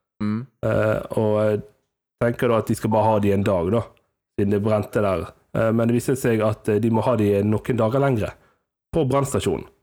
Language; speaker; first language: Norwegian; native; Norwegian